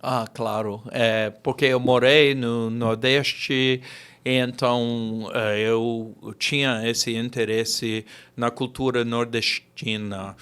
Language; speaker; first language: Portuguese; non-native, fluent; English